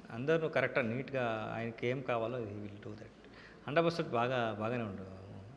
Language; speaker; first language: Telugu; non-native, learner; Kannada